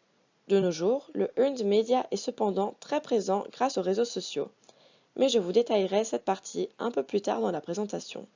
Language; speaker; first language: French; native; French